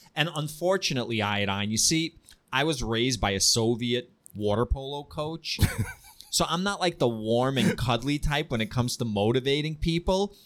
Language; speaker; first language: English; early bilingual, heritage; Ukrainian